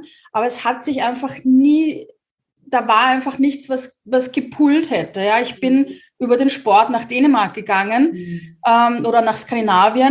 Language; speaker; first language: German; native; German